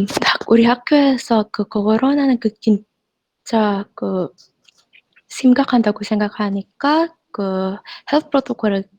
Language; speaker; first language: Korean; non-native, fluent; Indonesian